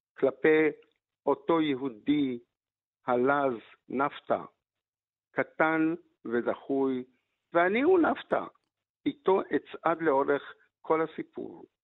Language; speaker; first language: Hebrew; early bilingual, other home language; Arabic